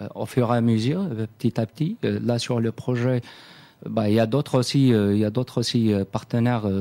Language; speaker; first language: French; non-native, local second language; Kabyle